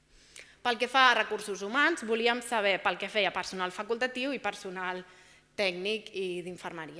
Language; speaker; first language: Catalan; native; Catalan